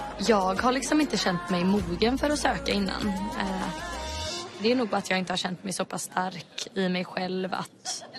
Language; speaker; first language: Swedish; native; Swedish